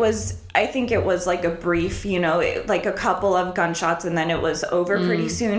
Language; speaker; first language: English; early bilingual, other home language; Spanish